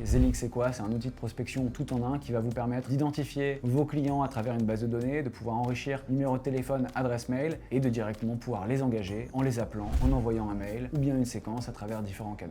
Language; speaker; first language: French; native; French